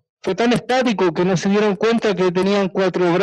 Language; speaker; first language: Spanish; native; Spanish